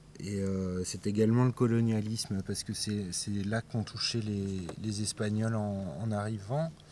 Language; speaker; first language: French; native; French